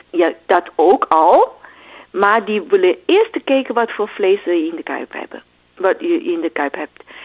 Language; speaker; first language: Dutch; non-native, fluent; Chinese